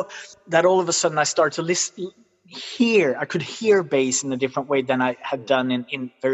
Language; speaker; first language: English; non-native, fluent; Swedish